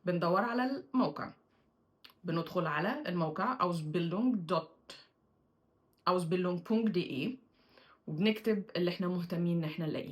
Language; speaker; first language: Arabic; native; Arabic